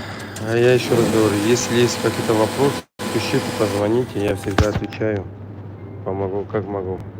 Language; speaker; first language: Russian; non-native, fluent; Tajik